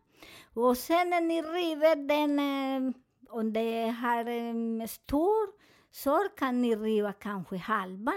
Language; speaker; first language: Swedish; non-native, learner; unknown